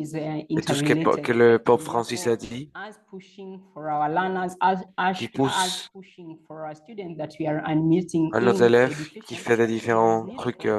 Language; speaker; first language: French; non-native, learner; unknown